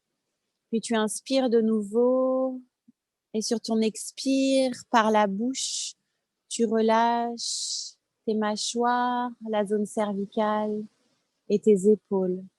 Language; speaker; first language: French; native; French